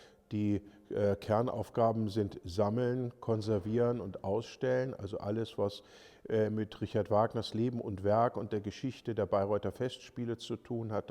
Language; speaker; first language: German; native; German